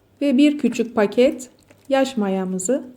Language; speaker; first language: Turkish; native; Turkish